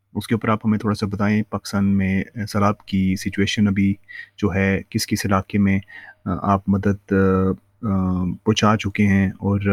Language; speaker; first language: Urdu; native; Urdu